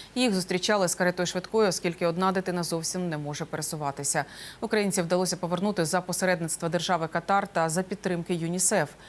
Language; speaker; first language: Ukrainian; native; Ukrainian